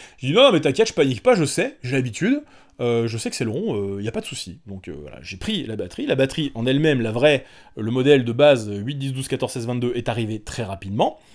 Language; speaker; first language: French; native; French